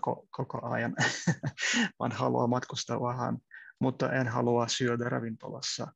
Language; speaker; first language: Finnish; non-native, learner; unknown